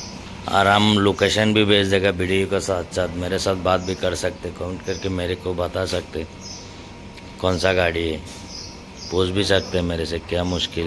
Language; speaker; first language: Hindi; non-native, local second language; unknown